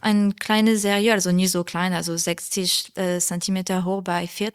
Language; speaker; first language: German; non-native, learner; French